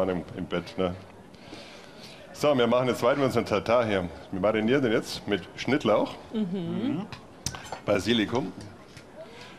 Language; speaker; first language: German; native; German